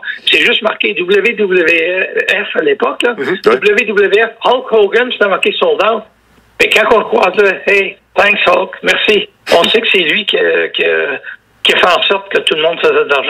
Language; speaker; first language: French; native; French